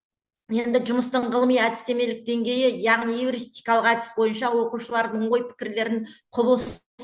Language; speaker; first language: Kazakh; native; Kazakh